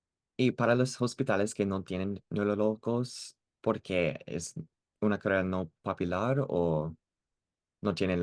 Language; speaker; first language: Spanish; non-native, learner; English